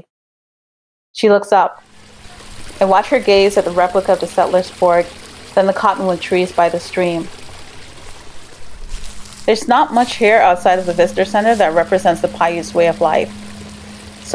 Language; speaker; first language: English; non-native, local second language; Jamaican Creole English